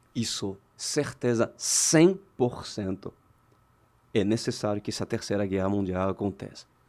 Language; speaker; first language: Portuguese; native; Portuguese